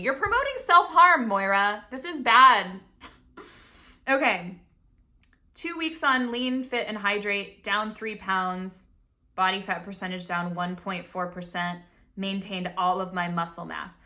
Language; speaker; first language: English; native; English